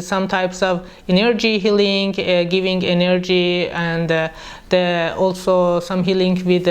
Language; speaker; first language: English; non-native, learner; Persian